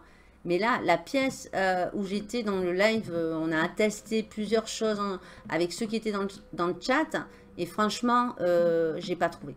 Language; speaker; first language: French; native; French